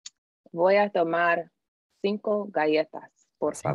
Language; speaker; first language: Spanish; non-native, learner; English